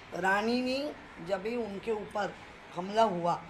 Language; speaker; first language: Hindi; non-native, local second language; Marathi